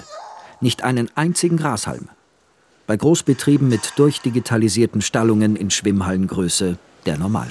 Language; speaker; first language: German; native; German